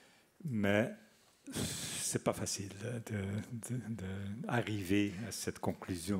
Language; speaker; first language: French; non-native, fluent; Dutch